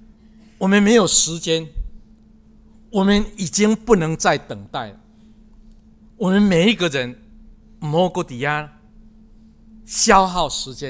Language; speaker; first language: Chinese; non-native, local second language; Min Nan Chinese